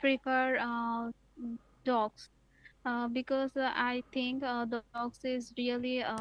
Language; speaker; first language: English; non-native, learner; Bangla